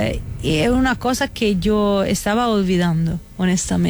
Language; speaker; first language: Spanish; non-native, fluent; Italian